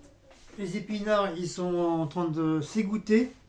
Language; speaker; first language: French; native; French